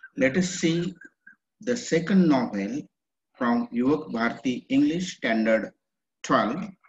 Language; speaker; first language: English; non-native, local second language; Marathi